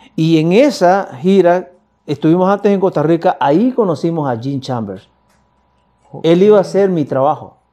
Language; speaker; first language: Spanish; native; Spanish